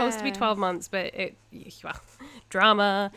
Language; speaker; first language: English; native; English